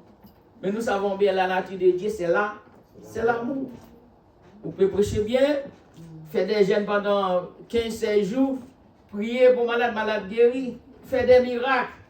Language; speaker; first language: French; non-native, local second language; Haitian Creole